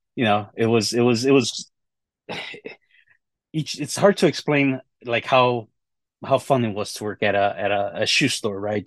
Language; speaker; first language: English; native; English